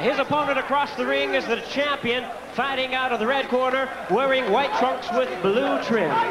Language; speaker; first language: English; native; English